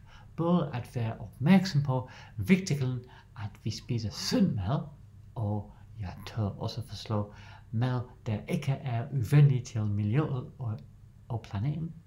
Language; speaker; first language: Danish; non-native, learner; English